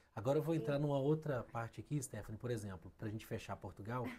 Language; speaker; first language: Portuguese; native; Portuguese